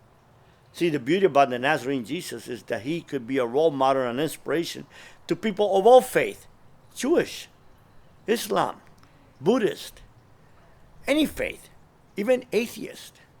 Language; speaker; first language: English; early bilingual, other home language; Spanish